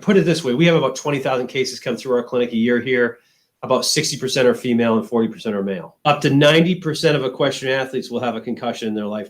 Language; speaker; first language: English; native; English